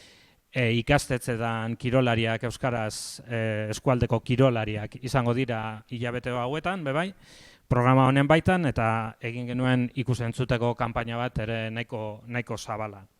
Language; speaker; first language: Basque; native; Basque